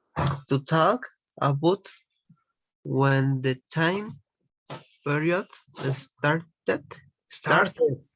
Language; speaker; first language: English; non-native, learner; Spanish